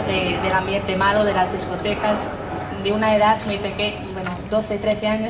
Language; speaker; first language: Spanish; non-native, fluent; English